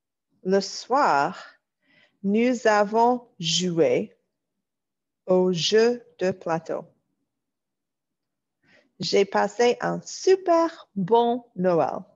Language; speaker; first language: French; non-native, fluent; English